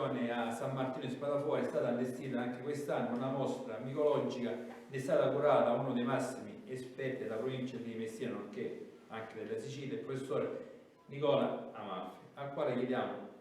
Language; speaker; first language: Italian; native; Italian